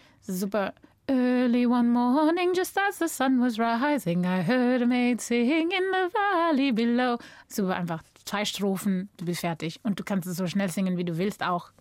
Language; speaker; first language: German; non-native, fluent; English